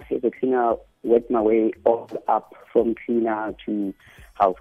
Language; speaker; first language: English; non-native, local second language; Zulu